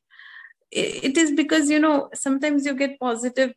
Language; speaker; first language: English; non-native, local second language; Hindi